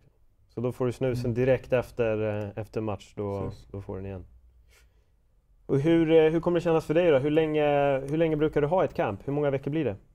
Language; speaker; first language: Swedish; native; Swedish